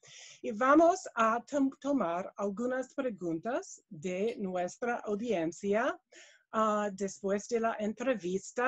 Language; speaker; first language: Spanish; non-native, learner; English